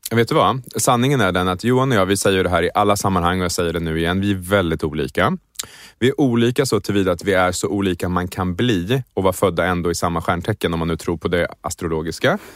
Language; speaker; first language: Swedish; native; Swedish